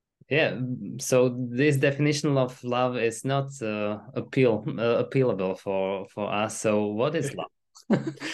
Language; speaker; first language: English; non-native, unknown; Slovak